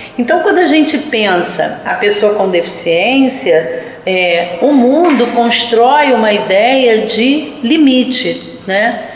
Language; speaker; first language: Portuguese; native; Portuguese